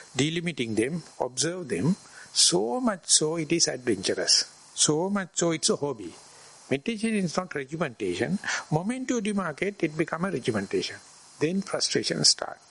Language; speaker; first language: English; non-native, local second language; Sinhala